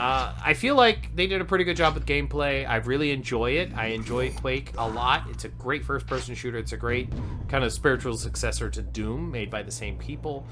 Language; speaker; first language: English; native; English